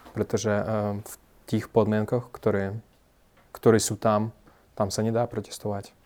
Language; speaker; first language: Slovak; non-native, fluent; Russian